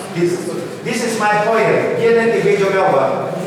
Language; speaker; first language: English; non-native, learner; Lithuanian